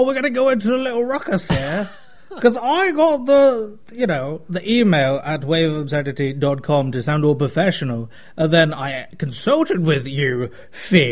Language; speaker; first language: English; native; English